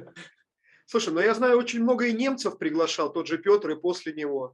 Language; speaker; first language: Russian; native; Russian